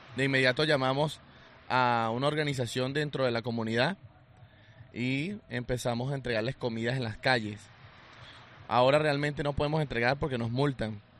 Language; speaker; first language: Spanish; native; Spanish